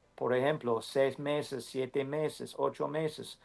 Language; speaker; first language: Spanish; non-native, learner; English